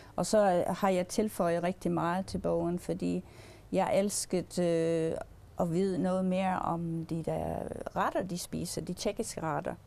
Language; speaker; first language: Danish; early bilingual, heritage; English